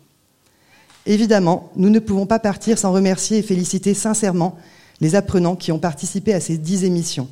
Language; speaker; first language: French; native; French